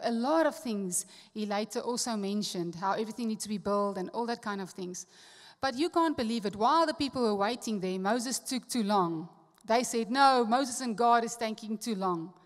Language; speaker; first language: English; non-native, local second language; Afrikaans